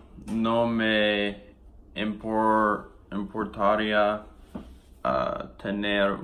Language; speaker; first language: Spanish; non-native, learner; English